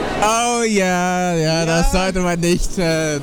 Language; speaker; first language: German; native; German